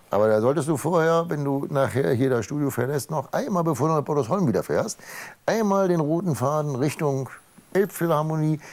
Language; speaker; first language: German; native; German